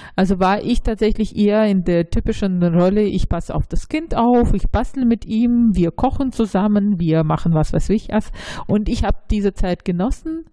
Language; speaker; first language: German; early bilingual, other home language; Russian